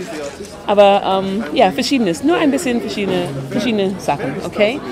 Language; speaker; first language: German; non-native, fluent; English